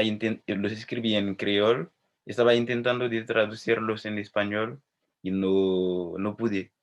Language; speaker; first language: Spanish; non-native, fluent; Haitian Creole